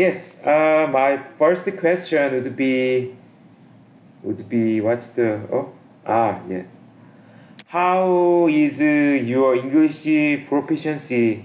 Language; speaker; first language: English; non-native, learner; Korean